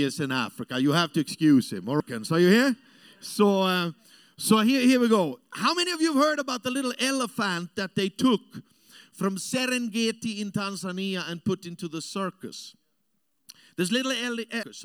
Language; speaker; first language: English; non-native, fluent; German